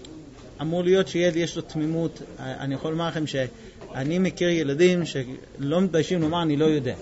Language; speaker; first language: Hebrew; native; Hebrew